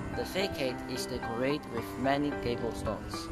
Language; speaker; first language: English; non-native, fluent; Chinese